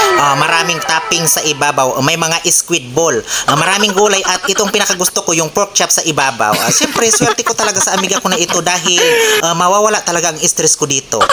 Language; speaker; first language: Filipino; native; Filipino